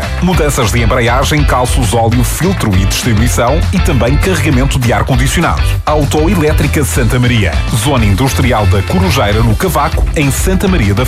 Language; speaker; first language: Portuguese; native; Portuguese